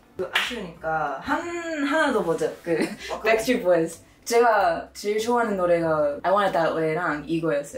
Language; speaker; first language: Korean; non-native, fluent; English